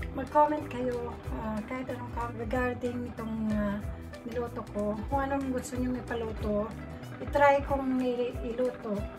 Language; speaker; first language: Filipino; non-native, local second language; Iloko